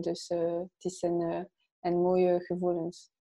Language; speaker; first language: Dutch; non-native, learner; French